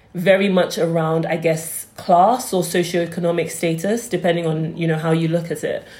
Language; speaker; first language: English; native; English